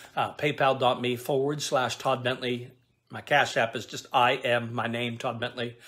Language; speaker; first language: English; native; English